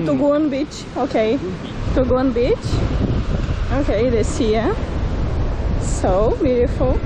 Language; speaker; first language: English; non-native, learner; Portuguese